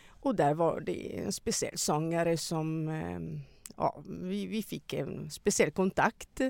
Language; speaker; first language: Swedish; non-native, fluent; Italian